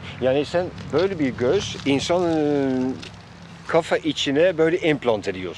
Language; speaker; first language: Turkish; non-native, fluent; Dutch